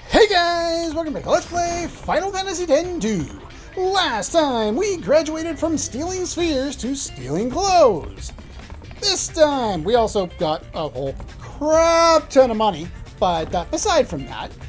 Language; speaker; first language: English; native; English